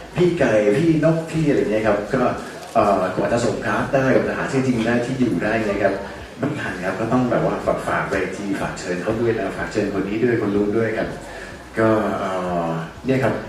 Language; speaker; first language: Thai; non-native, fluent; Danish